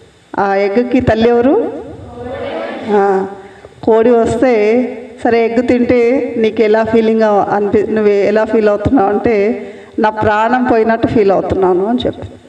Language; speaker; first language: Telugu; native; Telugu